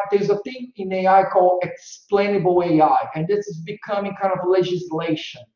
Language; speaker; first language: English; non-native, fluent; Portuguese